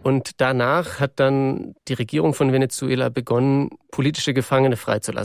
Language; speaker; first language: German; native; German